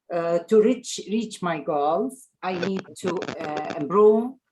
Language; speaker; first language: English; non-native, learner; Arabic